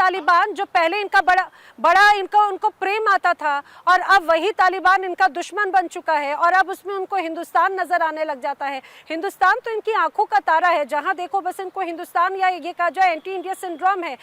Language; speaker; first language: Hindi; native; Hindi